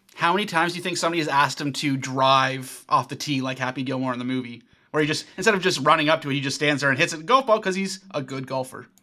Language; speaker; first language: English; native; English